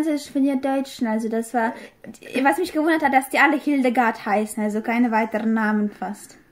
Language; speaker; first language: German; early bilingual, other home language; Russian